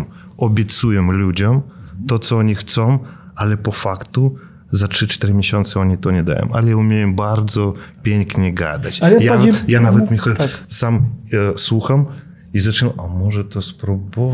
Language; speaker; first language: Polish; non-native, fluent; Russian